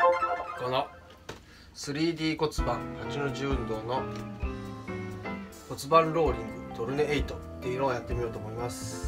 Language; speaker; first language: Japanese; native; Japanese